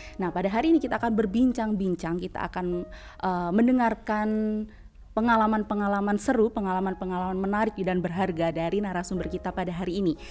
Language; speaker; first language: Indonesian; native; Indonesian